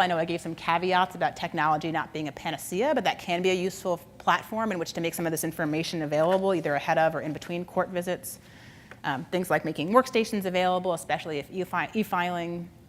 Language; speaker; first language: English; native; English